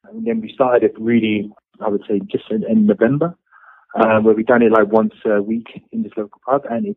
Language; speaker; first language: English; native; English